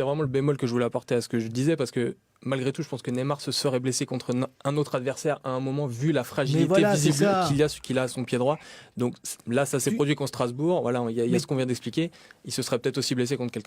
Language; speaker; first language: French; native; French